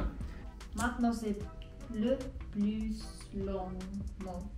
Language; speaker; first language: French; non-native, learner; Finnish